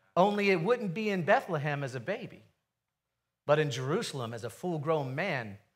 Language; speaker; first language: English; native; English